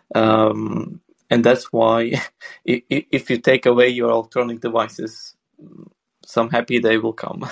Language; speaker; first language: English; non-native, fluent; Swedish